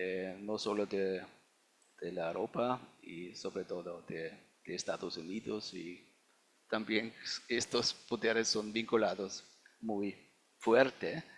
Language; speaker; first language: Spanish; non-native, fluent; German